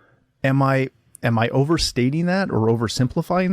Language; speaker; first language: English; native; English